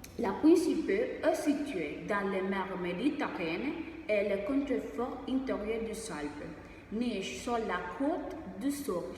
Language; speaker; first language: French; non-native, learner; Spanish